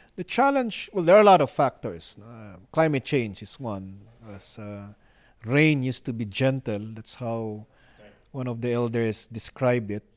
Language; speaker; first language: English; non-native, local second language; Filipino